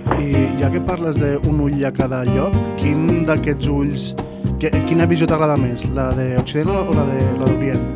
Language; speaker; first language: Catalan; native; Catalan